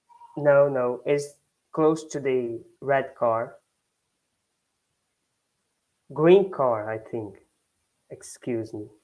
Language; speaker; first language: English; non-native, learner; Portuguese